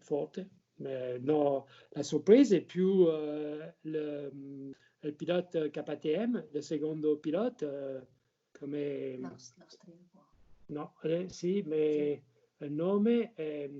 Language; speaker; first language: Italian; non-native, learner; French